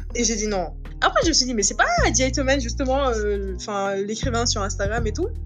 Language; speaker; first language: French; non-native, local second language; Wolof